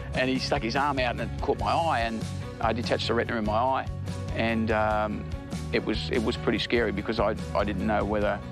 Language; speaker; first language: English; native; English